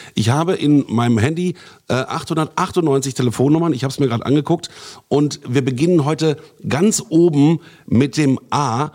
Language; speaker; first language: German; native; German